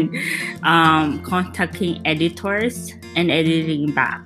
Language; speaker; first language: English; non-native, local second language; Filipino